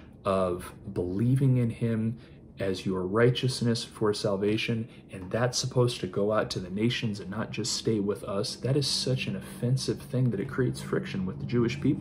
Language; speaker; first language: English; native; English